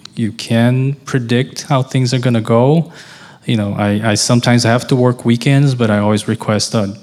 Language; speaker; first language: English; non-native, fluent; Portuguese